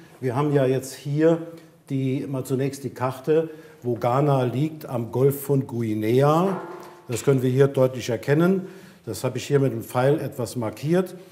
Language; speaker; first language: German; native; German